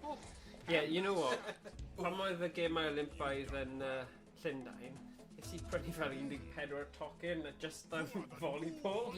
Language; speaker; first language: Welsh; native; Welsh